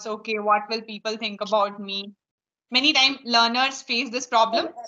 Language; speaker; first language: English; non-native, local second language; Hindi